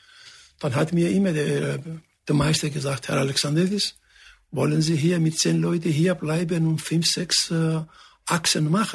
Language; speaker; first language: German; non-native, fluent; Greek